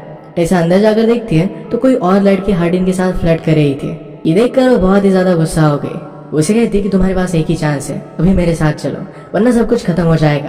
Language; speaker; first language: Hindi; native; Hindi